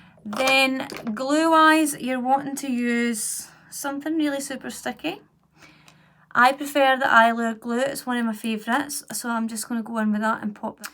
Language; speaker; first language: English; native; English